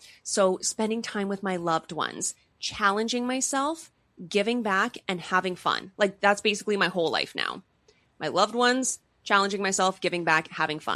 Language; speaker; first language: English; native; English